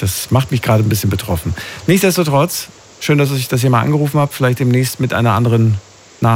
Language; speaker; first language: German; native; German